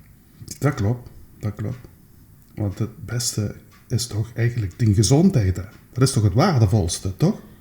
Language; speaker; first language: Dutch; native; Dutch